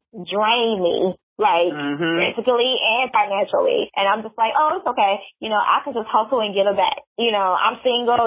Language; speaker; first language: English; native; English